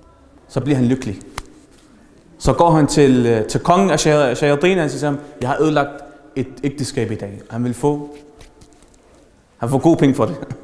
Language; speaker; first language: Danish; early bilingual, other home language; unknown